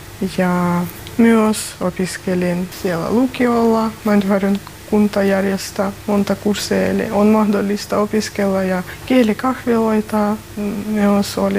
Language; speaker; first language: Finnish; non-native, learner; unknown